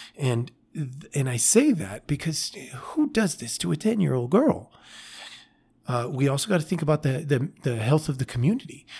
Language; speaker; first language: English; native; English